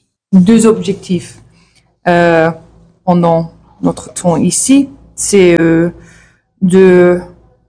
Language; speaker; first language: French; non-native, learner; English